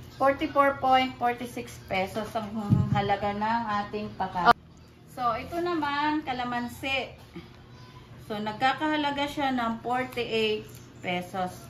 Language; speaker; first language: Filipino; non-native, local second language; Cebuano